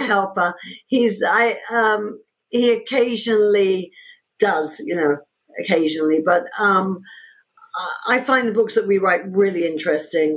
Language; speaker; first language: English; native; English